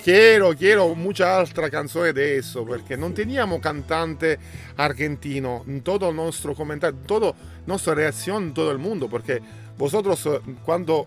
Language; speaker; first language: Spanish; non-native, learner; Italian